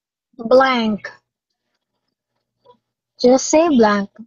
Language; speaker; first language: English; non-native, fluent; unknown